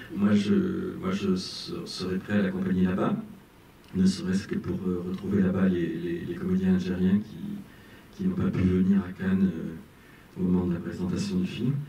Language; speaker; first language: French; native; French